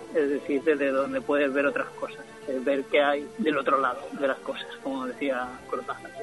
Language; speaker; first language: Spanish; non-native, local second language; Catalan